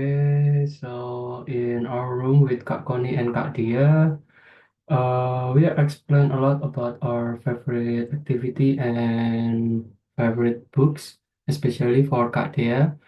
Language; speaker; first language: English; non-native, fluent; Indonesian